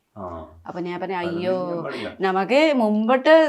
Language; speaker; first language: Malayalam; non-native, learner; Nepali